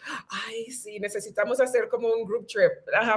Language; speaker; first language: Spanish; non-native, fluent; English